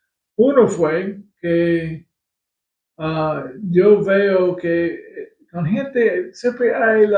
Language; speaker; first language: Spanish; non-native, fluent; English